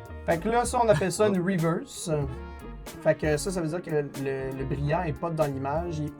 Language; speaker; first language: French; native; French